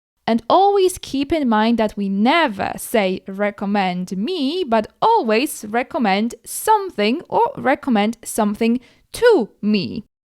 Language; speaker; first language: English; non-native, fluent; Polish